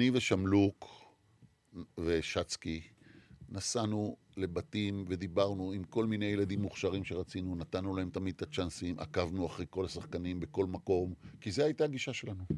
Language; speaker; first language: Hebrew; native; Hebrew